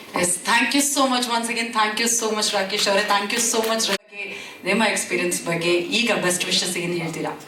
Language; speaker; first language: Kannada; native; Kannada